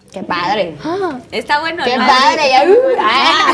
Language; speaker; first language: Spanish; native; Spanish